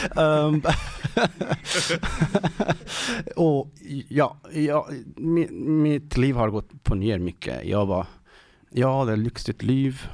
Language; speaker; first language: Swedish; non-native, fluent; Persian